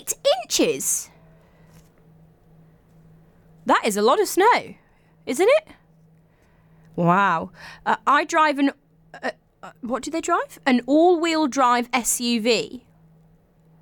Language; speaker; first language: English; native; English